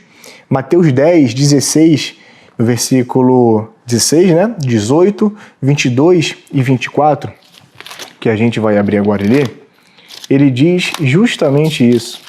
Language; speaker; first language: Portuguese; native; Portuguese